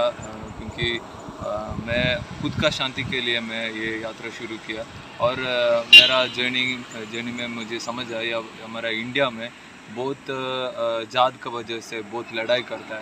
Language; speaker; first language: Hindi; non-native, local second language; Malayalam